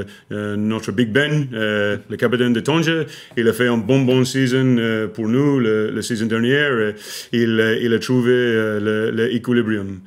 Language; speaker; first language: French; non-native, learner; English